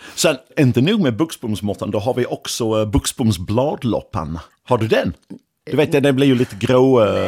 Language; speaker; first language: Swedish; non-native, fluent; English